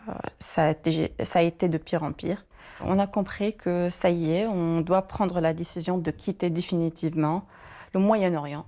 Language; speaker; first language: French; non-native, fluent; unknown